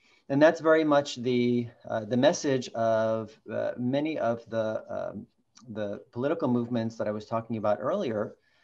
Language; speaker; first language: English; native; English